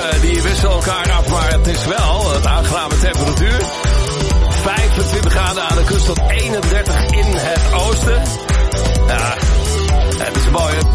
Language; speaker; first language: Dutch; native; Dutch